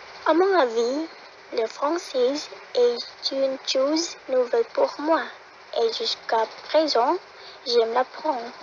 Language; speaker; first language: French; non-native, learner; Indonesian